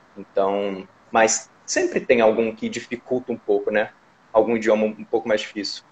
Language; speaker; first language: Portuguese; native; Portuguese